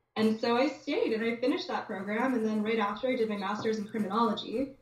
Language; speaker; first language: English; native; English